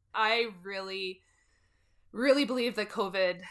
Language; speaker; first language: English; native; English